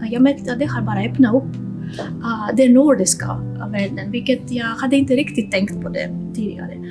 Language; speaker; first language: Swedish; non-native, fluent; Greek